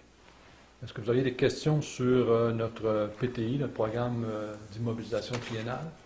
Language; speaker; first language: French; native; French